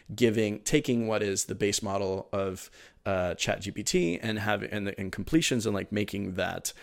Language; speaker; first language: English; early bilingual, other home language; Spanish